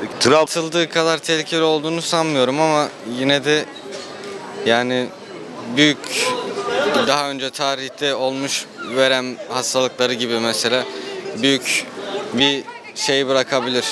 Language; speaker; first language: Turkish; native; Turkish